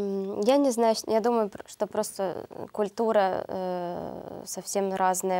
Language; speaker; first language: Russian; non-native, learner; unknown